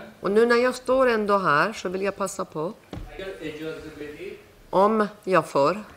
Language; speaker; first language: Swedish; non-native, fluent; Persian